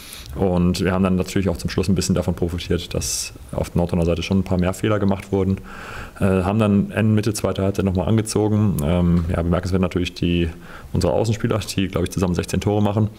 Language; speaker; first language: German; native; German